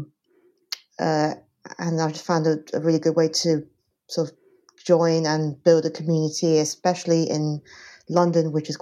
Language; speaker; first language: English; non-native, local second language; Cantonese